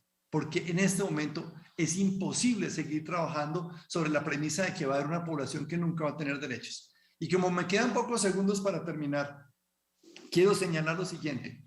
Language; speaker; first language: Spanish; native; Spanish